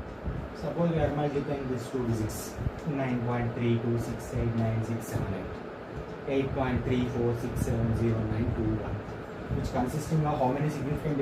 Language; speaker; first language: English; non-native, local second language; Telugu